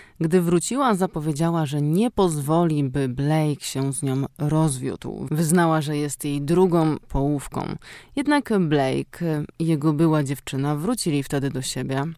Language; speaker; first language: Polish; native; Polish